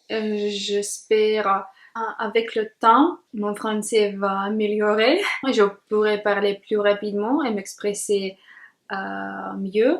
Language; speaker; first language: French; non-native, learner; Russian